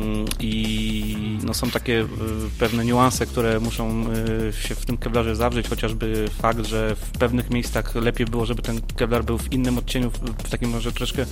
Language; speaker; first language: Polish; native; Polish